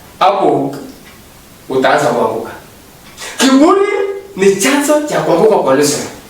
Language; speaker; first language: Swahili; non-native, local second language; Kalenjin